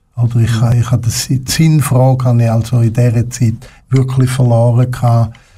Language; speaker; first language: German; non-native, local second language; French